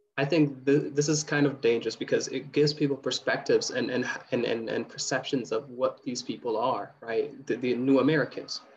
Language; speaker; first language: English; early bilingual, other home language; Somali